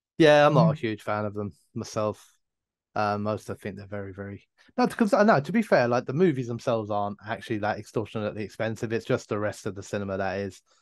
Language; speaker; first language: English; native; English